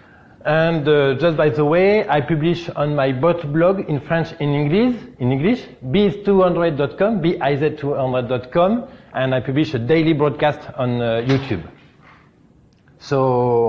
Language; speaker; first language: English; non-native, learner; French